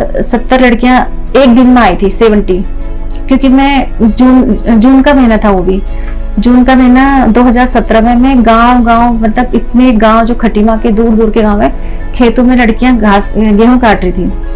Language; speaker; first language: Hindi; native; Hindi